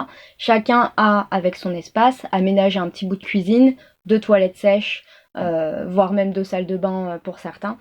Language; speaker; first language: French; native; French